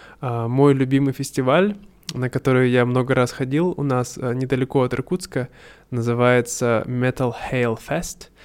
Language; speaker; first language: Russian; native; Russian